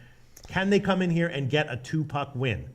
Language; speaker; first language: English; native; English